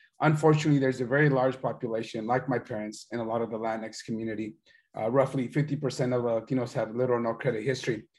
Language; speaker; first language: English; early bilingual, other home language; Spanish